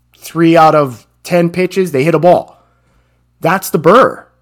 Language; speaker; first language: English; native; English